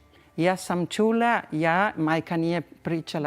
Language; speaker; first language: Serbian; early bilingual, heritage; Spanish